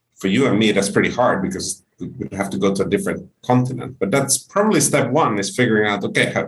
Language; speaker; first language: English; non-native, fluent; Finnish